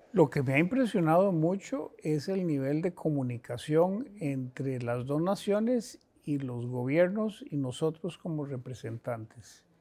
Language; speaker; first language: Spanish; native; Spanish